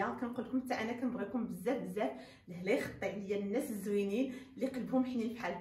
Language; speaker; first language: Arabic; native; Arabic